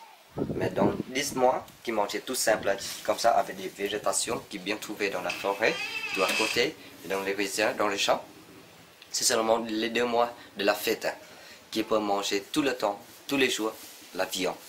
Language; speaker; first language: French; non-native, learner; Vietnamese